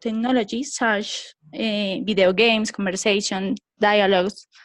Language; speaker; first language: English; non-native, learner; Spanish